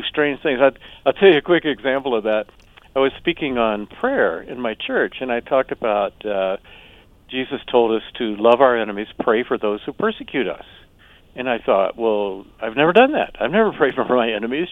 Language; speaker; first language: English; native; English